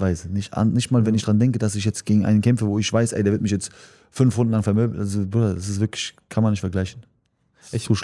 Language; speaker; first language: German; early bilingual, other home language; Chechen